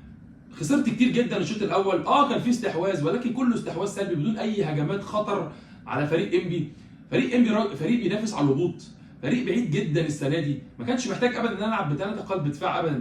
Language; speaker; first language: Arabic; native; Arabic